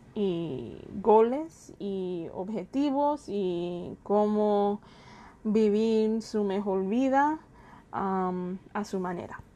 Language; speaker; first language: Spanish; early bilingual, heritage; Spanish